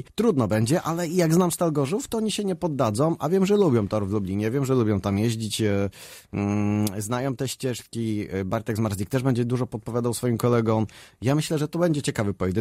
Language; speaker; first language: Polish; native; Polish